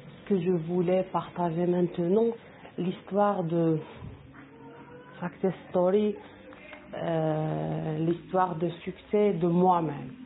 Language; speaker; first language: French; non-native, local second language; Arabic